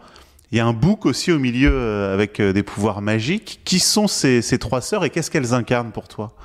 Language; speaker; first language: French; native; French